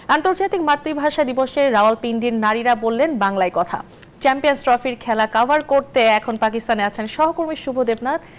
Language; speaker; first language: Bangla; native; Bangla